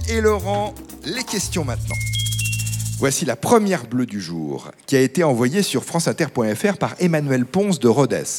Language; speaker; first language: French; native; French